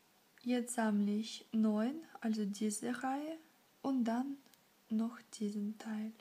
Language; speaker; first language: German; non-native, fluent; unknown